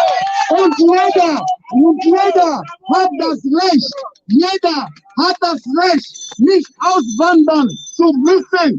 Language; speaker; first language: German; non-native, fluent; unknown